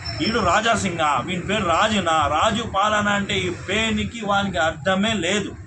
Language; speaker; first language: Telugu; non-native, local second language; Urdu